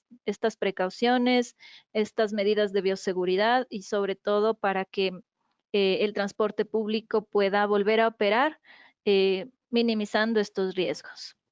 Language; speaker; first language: Spanish; native; Spanish